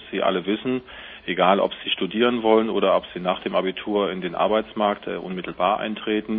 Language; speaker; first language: German; native; German